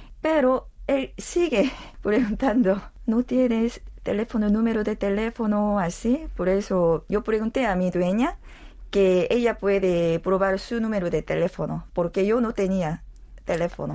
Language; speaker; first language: Spanish; non-native, learner; Korean